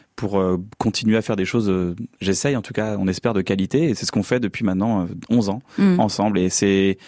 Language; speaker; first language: French; native; French